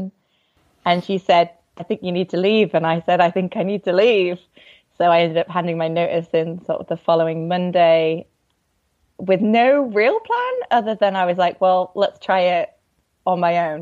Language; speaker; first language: English; native; English